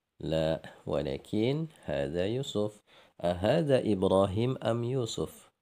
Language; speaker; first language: Arabic; non-native, fluent; Indonesian